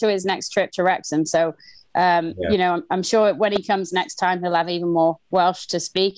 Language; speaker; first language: English; native; English